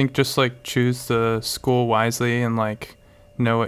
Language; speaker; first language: English; native; English